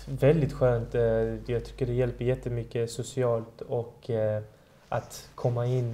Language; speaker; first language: Swedish; early bilingual, other home language; Persian